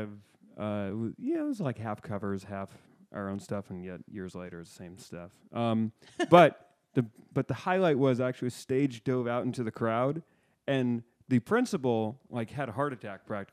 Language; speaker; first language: English; native; English